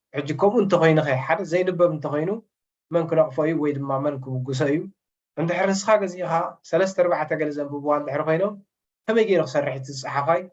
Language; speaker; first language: Tigrinya; native; Tigrinya